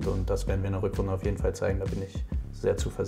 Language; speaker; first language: German; native; German